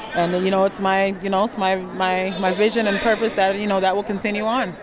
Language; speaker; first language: English; non-native, local second language; Akan